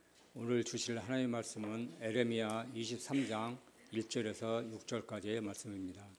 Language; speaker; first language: Korean; native; Korean